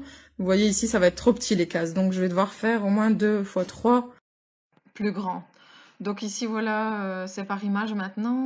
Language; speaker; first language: French; native; French